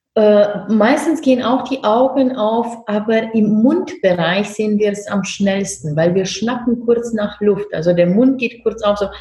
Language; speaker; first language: German; non-native, fluent; Romanian